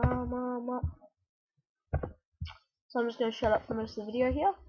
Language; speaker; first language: English; native; English